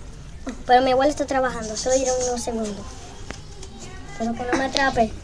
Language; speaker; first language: Spanish; native; Spanish